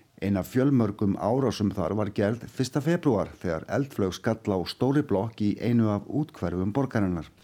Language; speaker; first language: Icelandic; native; Icelandic